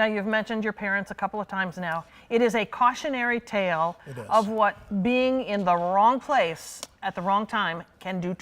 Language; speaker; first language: English; native; English